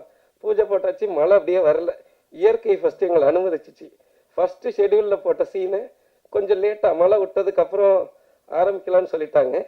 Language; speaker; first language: Tamil; native; Tamil